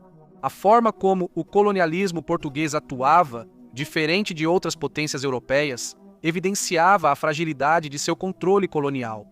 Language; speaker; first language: Portuguese; native; Portuguese